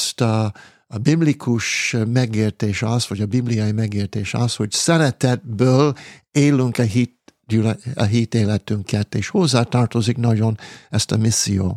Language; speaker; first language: Hungarian; non-native, fluent; English